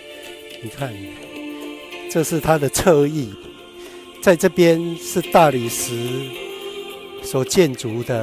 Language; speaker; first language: Chinese; native; Chinese